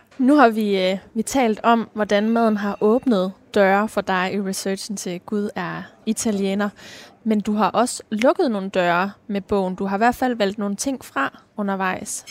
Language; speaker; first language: Danish; native; Danish